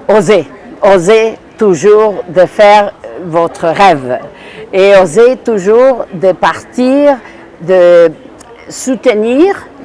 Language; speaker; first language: French; non-native, fluent; Spanish